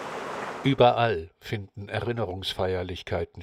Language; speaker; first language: German; native; German